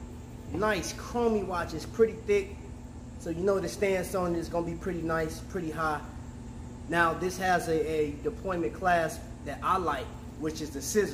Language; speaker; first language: English; native; English